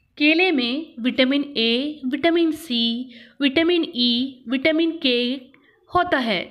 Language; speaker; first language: Hindi; non-native, local second language; Kannada